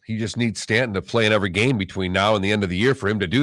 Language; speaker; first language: English; native; English